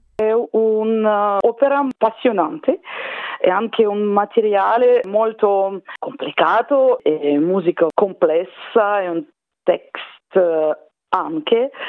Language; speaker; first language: Italian; non-native, fluent; Russian